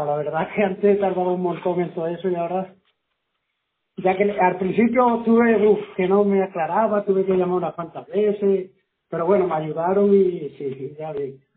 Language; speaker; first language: Spanish; native; Spanish